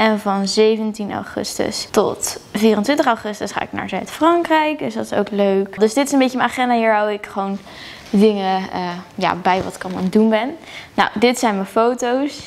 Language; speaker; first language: Dutch; native; Dutch